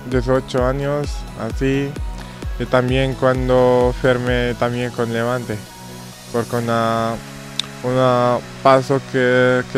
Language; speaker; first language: Spanish; non-native, fluent; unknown